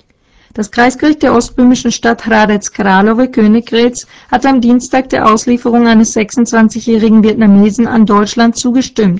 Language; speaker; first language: German; native; German